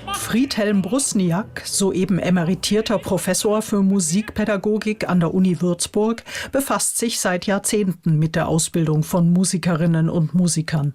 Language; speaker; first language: German; native; German